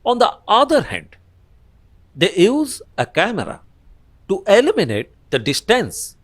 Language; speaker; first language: English; non-native, local second language; Bangla